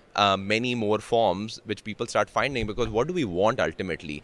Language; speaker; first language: English; non-native, local second language; Urdu